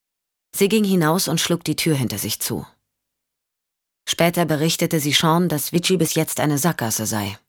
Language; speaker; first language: German; native; German